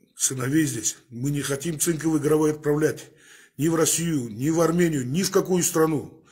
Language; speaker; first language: Russian; non-native, local second language; Kazakh